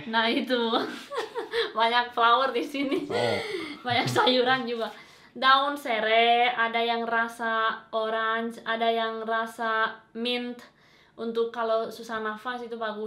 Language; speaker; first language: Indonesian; non-native, fluent; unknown